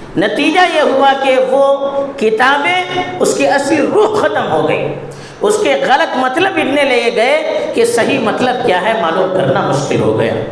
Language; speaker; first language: Urdu; non-native, local second language; Konkani